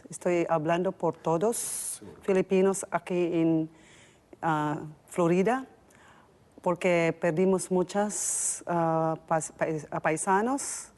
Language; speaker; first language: Spanish; non-native, learner; Filipino